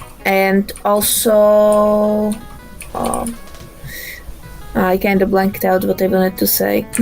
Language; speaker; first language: English; non-native, fluent; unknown